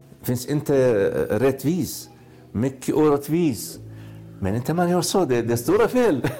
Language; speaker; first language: Swedish; non-native, learner; Arabic